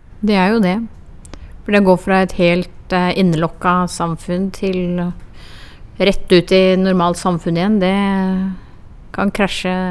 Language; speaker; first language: Norwegian; native; Norwegian